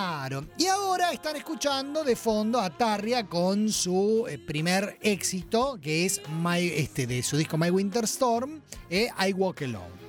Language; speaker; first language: Spanish; native; Spanish